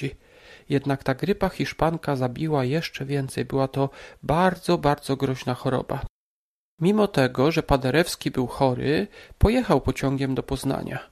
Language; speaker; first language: Polish; native; Polish